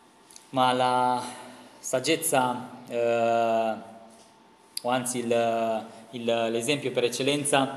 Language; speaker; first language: Italian; non-native, fluent; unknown